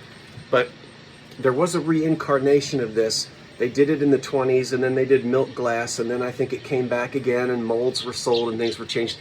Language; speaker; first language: English; native; English